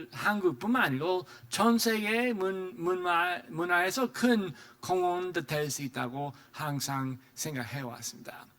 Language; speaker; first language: Korean; non-native, fluent; English